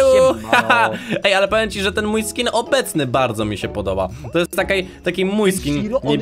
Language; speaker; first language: Polish; native; Polish